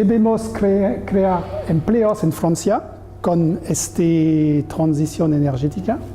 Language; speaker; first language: Spanish; non-native, learner; French